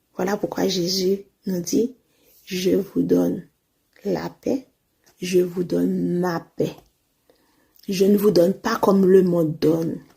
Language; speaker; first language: French; non-native, local second language; Haitian Creole